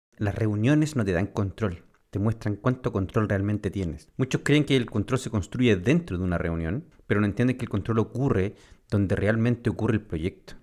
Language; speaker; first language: Spanish; native; Spanish